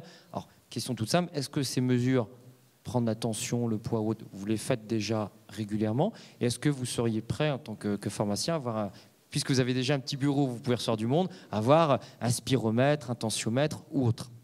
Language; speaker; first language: French; native; French